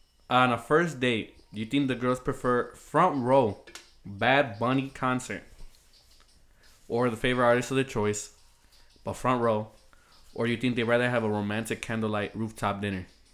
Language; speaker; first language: English; native; English